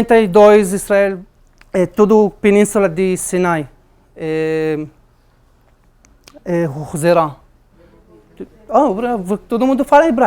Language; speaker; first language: Portuguese; non-native, learner; Arabic